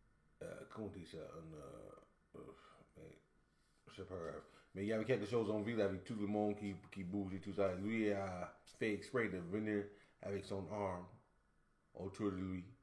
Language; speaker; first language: French; non-native, learner; English